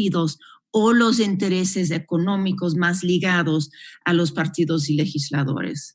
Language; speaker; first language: Spanish; non-native, fluent; English